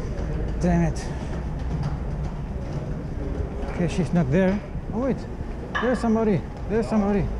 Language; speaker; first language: English; non-native, fluent; German